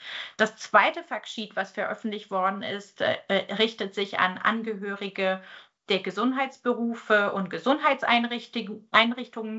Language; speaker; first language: German; native; German